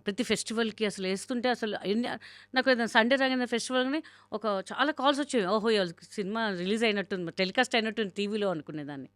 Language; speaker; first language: Telugu; non-native, local second language; Hindi